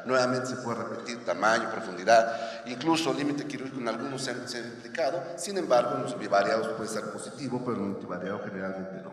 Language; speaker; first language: Spanish; native; Spanish